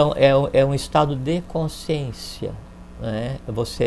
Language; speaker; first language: Portuguese; native; Portuguese